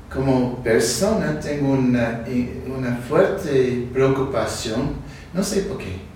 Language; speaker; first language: Spanish; non-native, fluent; English